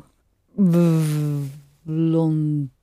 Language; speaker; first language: Russian; non-native, learner; English